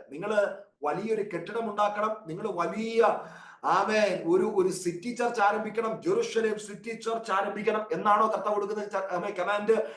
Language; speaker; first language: Malayalam; early bilingual, heritage; Malayalam